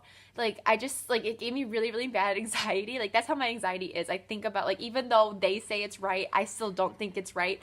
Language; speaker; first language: English; native; English